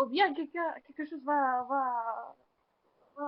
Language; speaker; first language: French; non-native, learner; Arabic